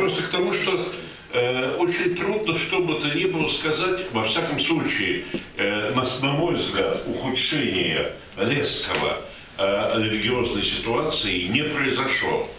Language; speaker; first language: Russian; native; Russian